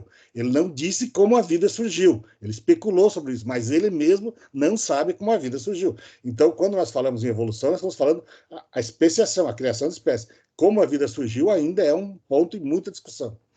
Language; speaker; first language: Portuguese; native; Portuguese